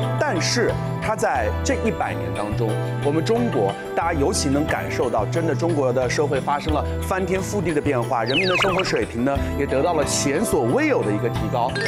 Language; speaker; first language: Chinese; native; Chinese